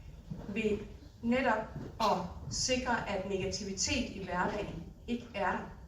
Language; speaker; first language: Danish; early bilingual, other home language; Hindi